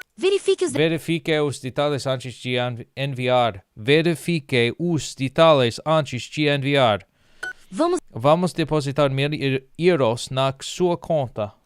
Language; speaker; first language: Portuguese; non-native, learner; English